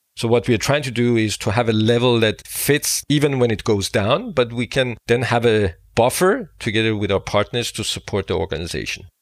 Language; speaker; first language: English; non-native, fluent; Danish